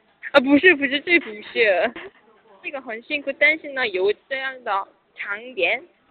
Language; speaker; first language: Chinese; non-native, learner; Korean